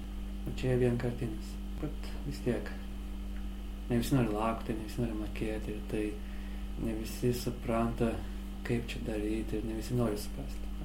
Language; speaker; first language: Lithuanian; non-native, learner; Azerbaijani